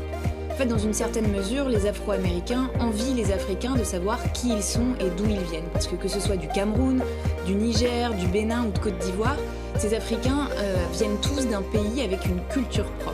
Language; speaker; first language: French; native; French